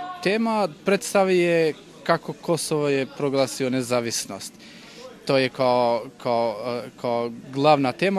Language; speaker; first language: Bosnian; non-native, local second language; Albanian